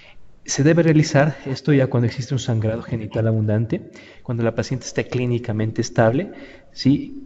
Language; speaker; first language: Spanish; native; Spanish